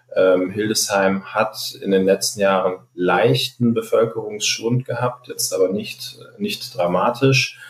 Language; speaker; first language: German; non-native, fluent; Arabic